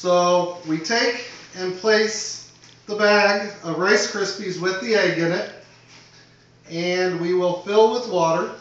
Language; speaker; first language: English; native; English